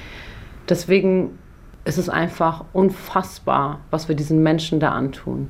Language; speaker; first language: German; early bilingual, other home language; Persian